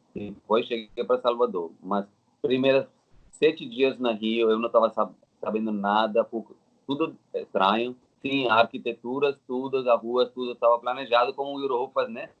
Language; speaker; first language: Portuguese; non-native, learner; Telugu